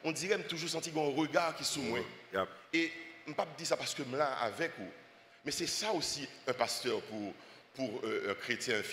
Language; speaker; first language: French; non-native, local second language; Haitian Creole